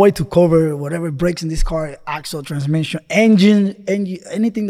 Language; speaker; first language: English; non-native, fluent; Spanish